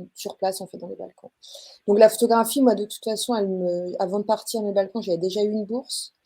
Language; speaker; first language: French; native; French